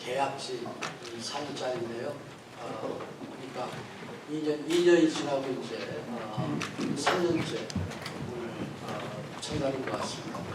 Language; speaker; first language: Korean; native; Korean